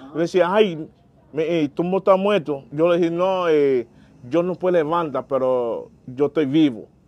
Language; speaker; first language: Spanish; non-native, learner; Haitian Creole